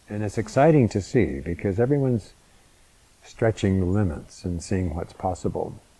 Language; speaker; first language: English; native; English